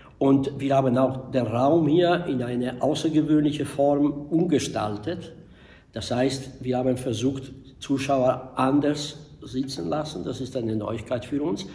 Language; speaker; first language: German; non-native, fluent; Italian